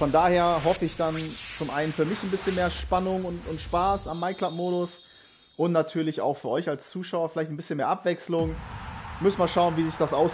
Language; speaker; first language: German; native; German